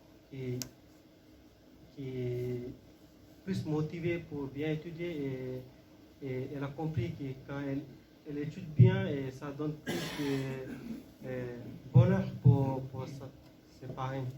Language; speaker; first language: French; non-native, learner; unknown